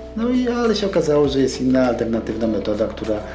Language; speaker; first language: Polish; native; Polish